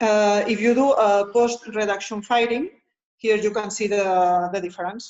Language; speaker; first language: English; non-native, learner; Spanish